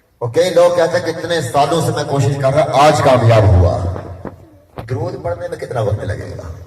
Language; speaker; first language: Urdu; non-native, local second language; Punjabi